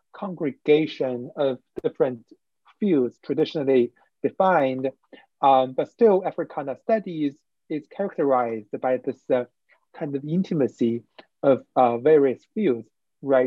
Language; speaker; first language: English; non-native, fluent; Chinese